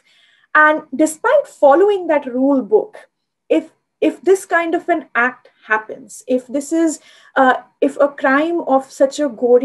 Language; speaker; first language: English; non-native, local second language; Hindi